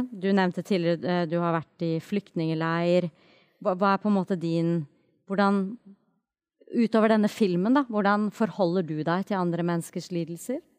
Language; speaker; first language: Norwegian; native; Norwegian